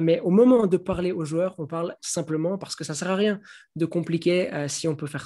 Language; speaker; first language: French; native; French